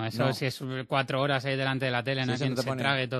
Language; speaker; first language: Spanish; native; Spanish